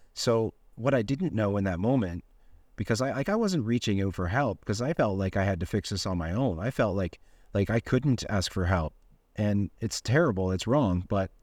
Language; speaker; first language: English; native; English